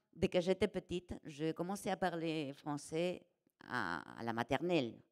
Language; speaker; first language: French; non-native, fluent; Spanish